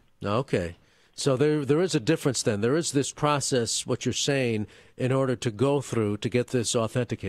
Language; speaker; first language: English; native; English